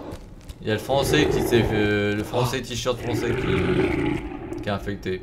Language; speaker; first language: French; native; French